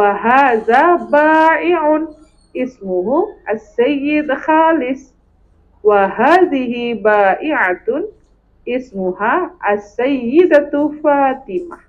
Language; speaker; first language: Arabic; non-native, fluent; Indonesian